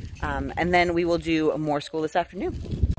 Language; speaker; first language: English; native; English